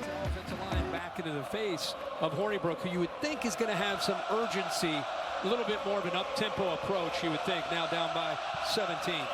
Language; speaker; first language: English; native; English